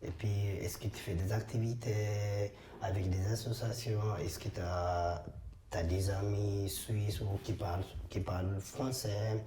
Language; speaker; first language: French; non-native, fluent; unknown